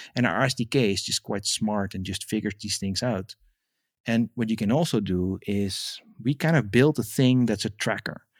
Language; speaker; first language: English; non-native, fluent; Dutch